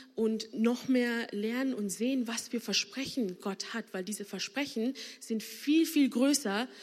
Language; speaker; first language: German; native; German